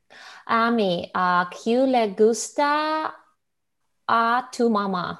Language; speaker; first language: Spanish; non-native, learner; Russian